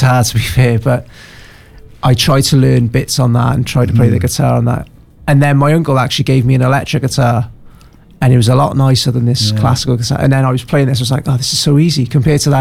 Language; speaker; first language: English; native; English